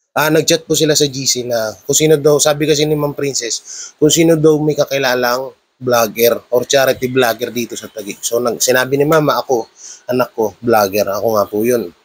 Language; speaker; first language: Filipino; native; Filipino